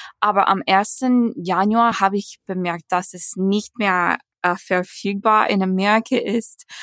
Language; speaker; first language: German; non-native, fluent; English